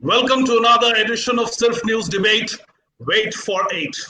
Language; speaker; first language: English; non-native, local second language; Hindi